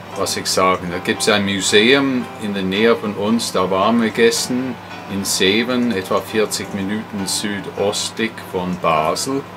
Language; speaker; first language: German; non-native, fluent; English